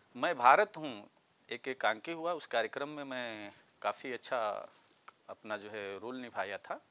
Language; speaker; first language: Hindi; native; Hindi